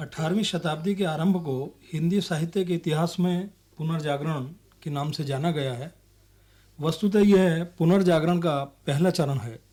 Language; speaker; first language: Hindi; native; Hindi